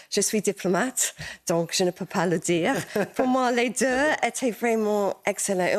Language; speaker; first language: French; non-native, fluent; English